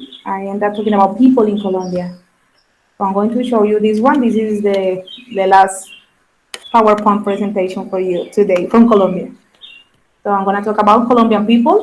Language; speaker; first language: English; non-native, fluent; Spanish